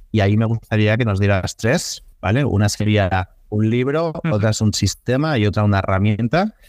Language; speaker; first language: Spanish; native; Spanish